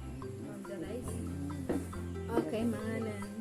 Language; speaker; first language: English; non-native, local second language; Filipino